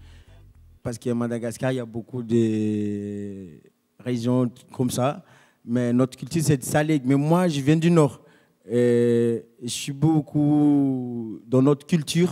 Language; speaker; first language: French; non-native, local second language; Malagasy